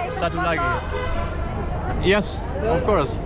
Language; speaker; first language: English; non-native, fluent; German